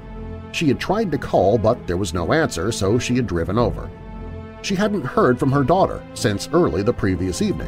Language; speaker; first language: English; native; English